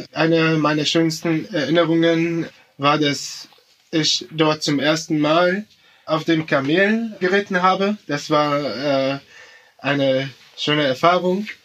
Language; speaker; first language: German; non-native, fluent; Arabic